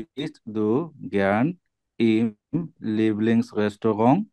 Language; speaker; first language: German; non-native, learner; Bangla